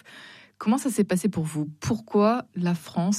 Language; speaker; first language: French; native; French